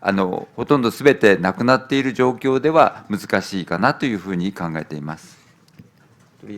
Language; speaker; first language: Japanese; native; Japanese